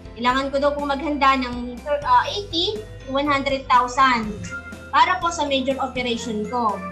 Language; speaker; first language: Filipino; native; Filipino